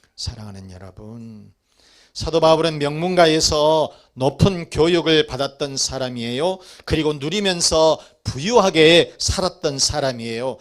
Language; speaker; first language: Korean; native; Korean